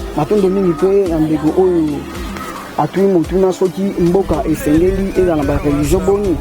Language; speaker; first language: Lingala; non-native, local second language; Kongo